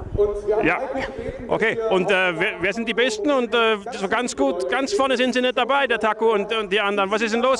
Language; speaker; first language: German; native; German